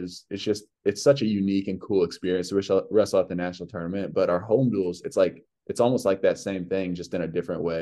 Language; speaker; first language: English; native; English